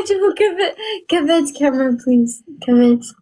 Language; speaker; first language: English; non-native, learner; Amharic